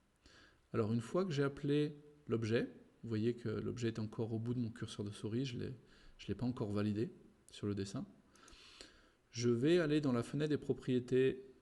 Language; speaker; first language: French; native; French